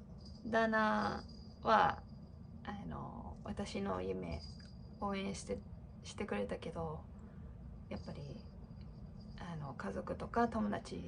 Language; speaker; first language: Japanese; non-native, fluent; English